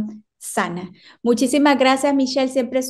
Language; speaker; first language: Spanish; native; Spanish